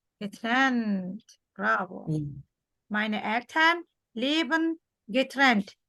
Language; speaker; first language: German; non-native, fluent; Turkish